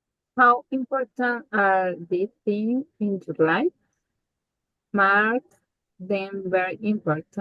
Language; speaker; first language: English; non-native, learner; Spanish